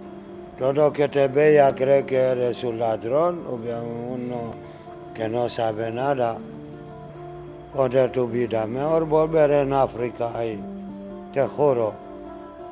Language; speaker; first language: Spanish; non-native, learner; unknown